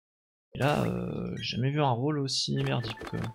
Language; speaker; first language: French; native; French